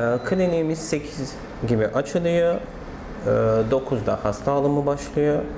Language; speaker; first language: Turkish; native; Turkish